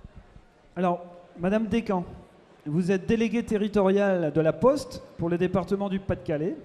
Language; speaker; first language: French; native; French